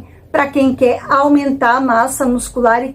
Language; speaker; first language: Portuguese; native; Portuguese